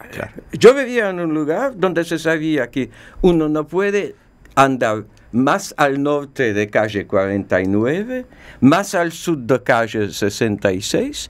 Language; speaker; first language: Spanish; non-native, fluent; Polish